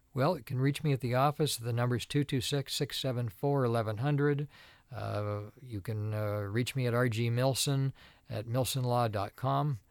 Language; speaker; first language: English; native; English